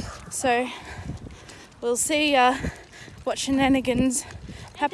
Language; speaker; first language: English; native; English